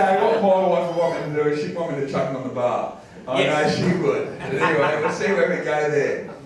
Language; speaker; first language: English; native; English